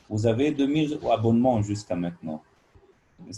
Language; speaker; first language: French; non-native, learner; Arabic